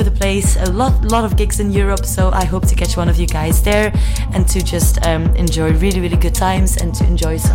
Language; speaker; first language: English; non-native, fluent; Dutch